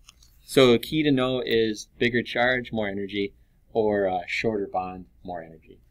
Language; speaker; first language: English; native; English